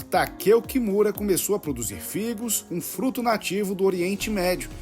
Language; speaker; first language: Portuguese; native; Portuguese